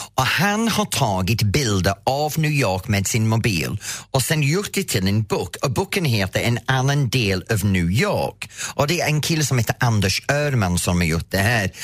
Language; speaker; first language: Swedish; non-native, fluent; English